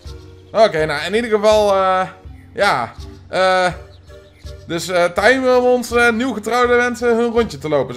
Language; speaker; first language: Dutch; native; Dutch